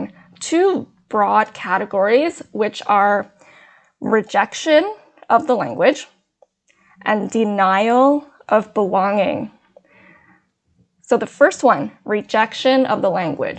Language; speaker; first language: English; early bilingual, other home language; Min Nan Chinese